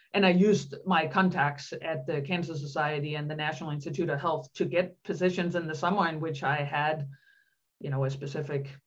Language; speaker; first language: English; non-native, fluent; Danish